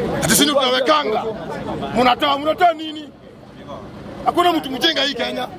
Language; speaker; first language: Swahili; non-native, local second language; Luo (Kenya and Tanzania)